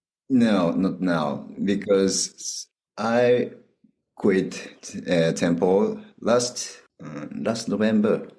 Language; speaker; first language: English; non-native, learner; Japanese